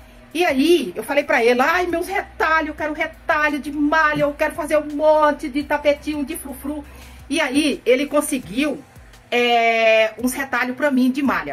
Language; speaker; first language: Portuguese; native; Portuguese